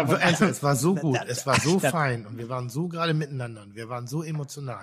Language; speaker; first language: German; native; German